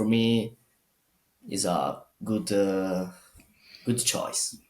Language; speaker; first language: English; non-native, learner; Italian